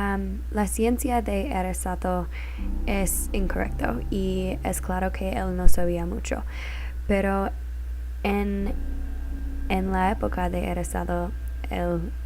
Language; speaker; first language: Spanish; non-native, learner; English